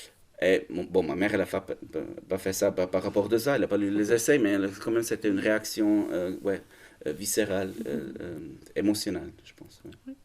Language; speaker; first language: French; non-native, learner; German